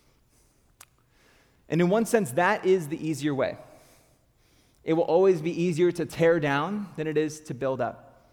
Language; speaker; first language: English; native; English